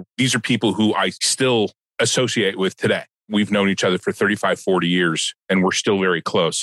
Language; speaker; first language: English; native; English